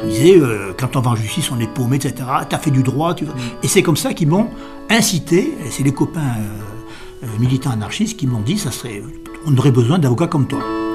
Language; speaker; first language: French; native; French